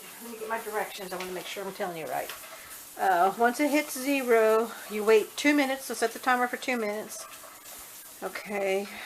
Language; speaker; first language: English; native; English